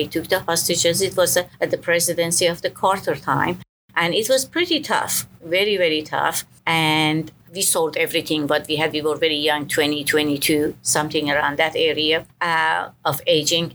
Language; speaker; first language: English; non-native, fluent; Persian